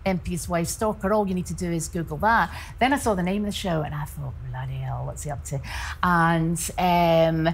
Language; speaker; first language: English; native; English